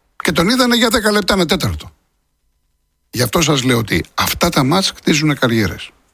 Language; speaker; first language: Greek; native; Greek